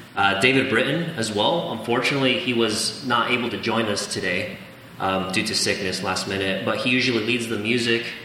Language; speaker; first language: English; early bilingual, other home language; Spanish